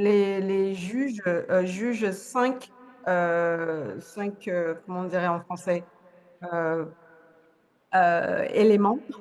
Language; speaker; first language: French; non-native, fluent; Portuguese